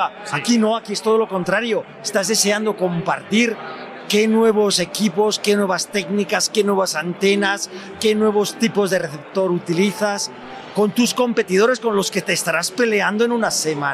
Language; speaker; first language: Spanish; native; Spanish